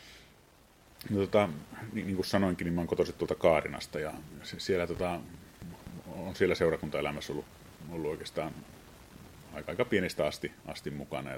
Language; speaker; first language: Finnish; native; Finnish